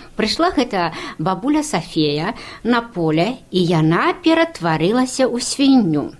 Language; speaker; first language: Belarusian; native; Belarusian